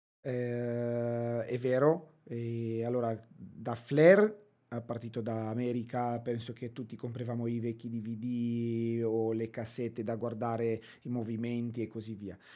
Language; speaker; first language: Italian; non-native, fluent; Romanian